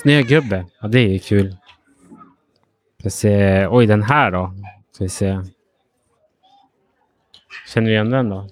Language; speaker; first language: Swedish; native; Swedish